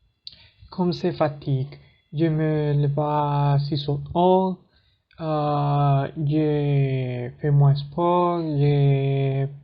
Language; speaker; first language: French; non-native, learner; Spanish